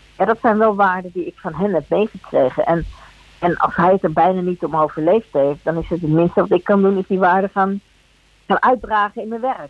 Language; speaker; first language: Dutch; early bilingual, other home language; Spanish